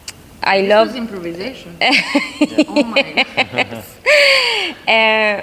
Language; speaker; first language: English; non-native, fluent; Serbian